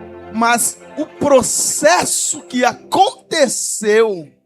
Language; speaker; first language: Portuguese; native; Portuguese